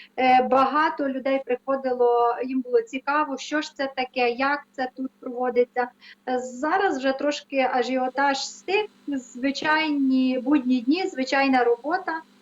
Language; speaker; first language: Ukrainian; native; Ukrainian